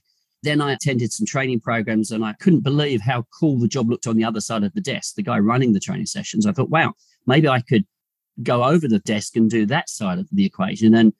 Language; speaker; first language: English; native; English